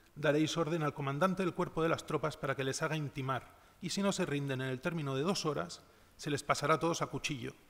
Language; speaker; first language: Spanish; non-native, local second language; Catalan